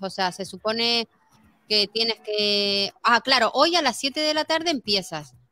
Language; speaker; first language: Spanish; native; Spanish